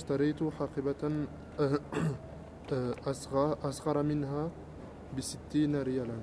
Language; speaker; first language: Arabic; non-native, learner; French